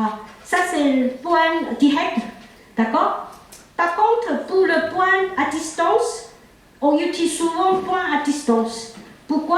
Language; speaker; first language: French; non-native, local second language; Chinese